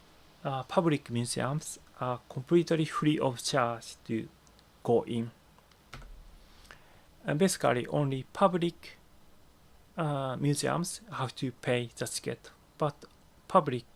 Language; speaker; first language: English; non-native, learner; Japanese